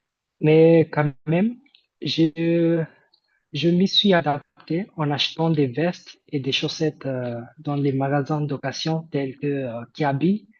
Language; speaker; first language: French; non-native, fluent; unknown